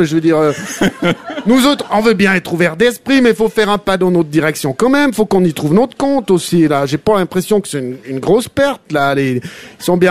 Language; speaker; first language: French; native; French